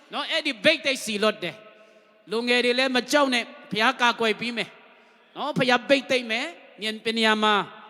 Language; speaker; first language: Burmese; non-native, local second language; Tedim Chin